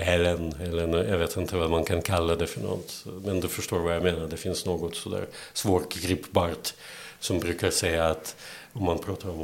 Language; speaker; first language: Swedish; non-native, fluent; Belarusian